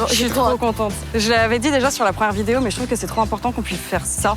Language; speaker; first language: French; native; French